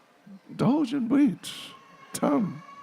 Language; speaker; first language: Russian; non-native, learner; English